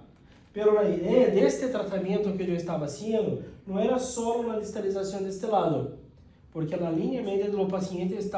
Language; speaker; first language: Spanish; non-native, fluent; Portuguese